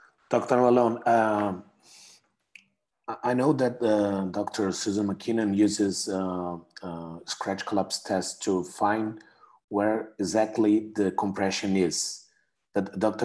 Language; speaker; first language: English; non-native, fluent; Portuguese